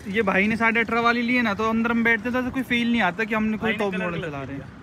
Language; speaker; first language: Hindi; native; Hindi